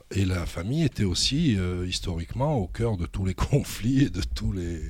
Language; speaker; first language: French; native; French